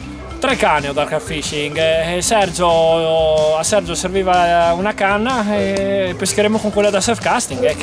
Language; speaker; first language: Italian; native; Italian